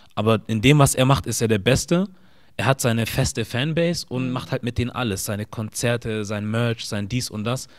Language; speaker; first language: German; native; German